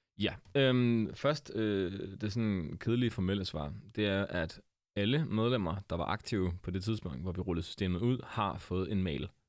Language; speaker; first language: Danish; native; Danish